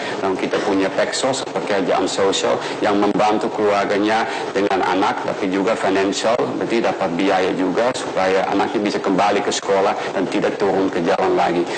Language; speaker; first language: Indonesian; non-native, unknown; Dutch